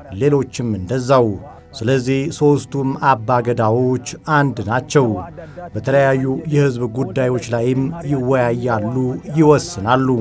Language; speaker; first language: Amharic; non-native, local second language; Oromo